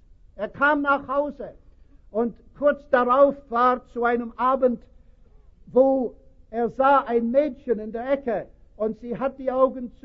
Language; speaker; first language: German; non-native, fluent; English